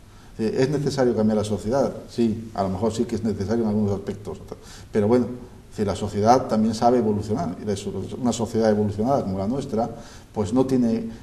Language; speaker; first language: Spanish; native; Spanish